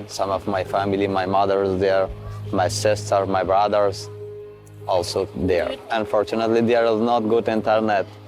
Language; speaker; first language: English; non-native, learner; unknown